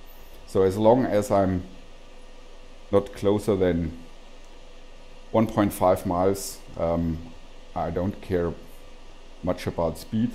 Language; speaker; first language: English; non-native, fluent; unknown